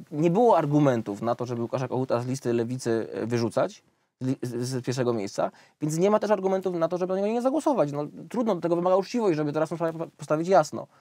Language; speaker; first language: Polish; native; Polish